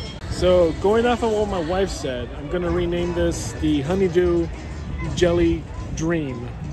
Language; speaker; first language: English; early bilingual, other home language; Spanish